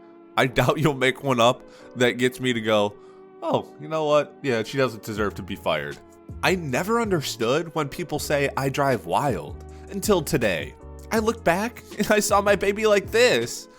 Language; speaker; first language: English; native; English